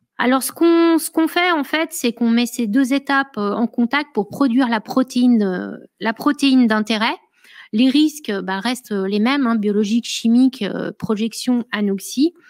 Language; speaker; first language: French; native; French